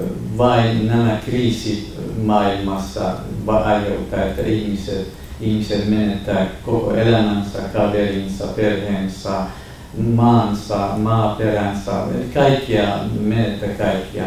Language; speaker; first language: Finnish; non-native, fluent; Kurdish